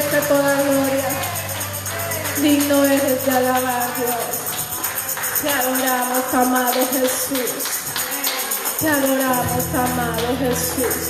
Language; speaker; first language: Spanish; native; Spanish